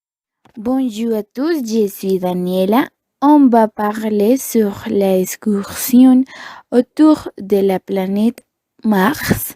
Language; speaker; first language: French; non-native, learner; Spanish